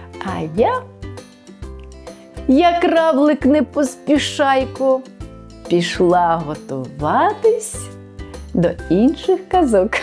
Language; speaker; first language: Ukrainian; native; Ukrainian